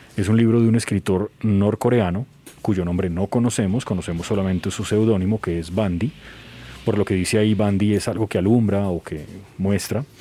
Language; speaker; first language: Spanish; native; Spanish